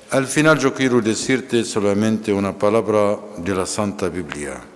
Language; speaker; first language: Spanish; non-native, fluent; Arabic